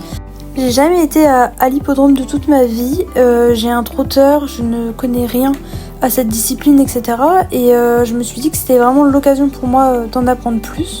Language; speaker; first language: French; native; French